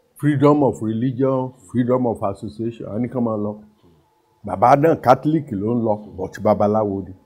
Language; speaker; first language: Yoruba; native; Yoruba